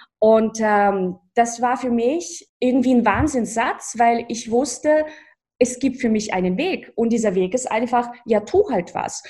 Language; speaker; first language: German; early bilingual, other home language; Russian